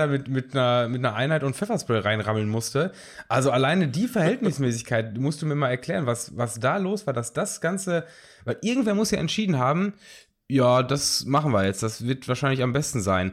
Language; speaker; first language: German; native; German